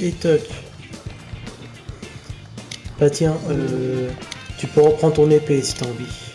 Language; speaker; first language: French; native; French